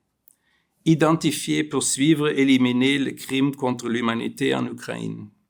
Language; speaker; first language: French; non-native, fluent; German